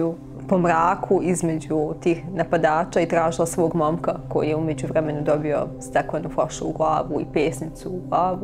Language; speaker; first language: Bosnian; native; Bosnian